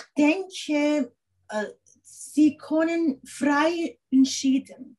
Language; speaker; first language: German; non-native, learner; Persian